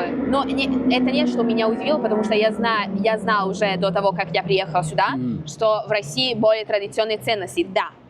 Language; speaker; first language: Russian; non-native, fluent; Italian